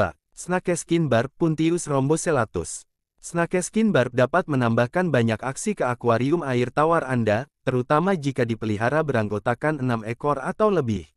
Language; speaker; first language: Indonesian; native; Indonesian